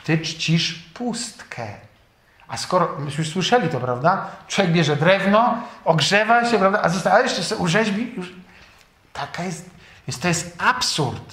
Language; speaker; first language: Polish; native; Polish